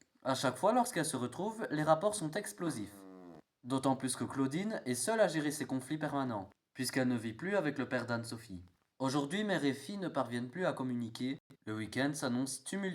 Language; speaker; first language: French; native; French